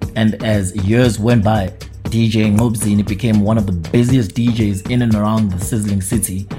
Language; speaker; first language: English; non-native, local second language; Zulu